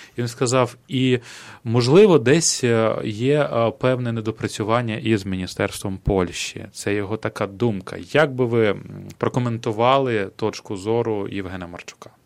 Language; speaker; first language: Ukrainian; native; Ukrainian